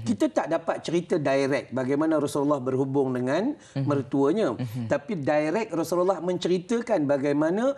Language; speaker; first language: Malay; native; Malay